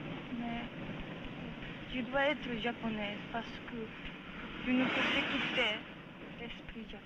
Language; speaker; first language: French; non-native, learner; Japanese